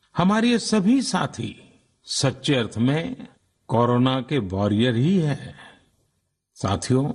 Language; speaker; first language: Hindi; non-native, local second language; Gujarati